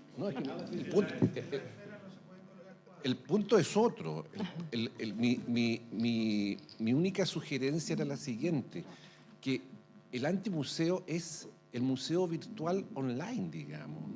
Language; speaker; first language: Spanish; native; Spanish